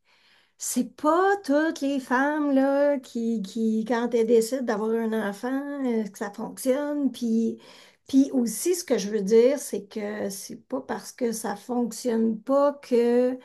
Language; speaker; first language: French; native; French